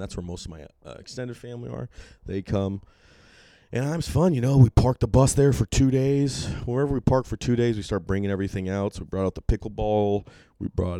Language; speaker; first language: English; native; English